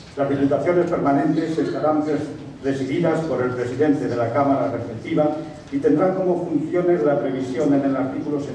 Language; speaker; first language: Spanish; native; Spanish